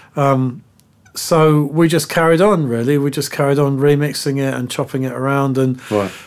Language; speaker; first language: English; native; English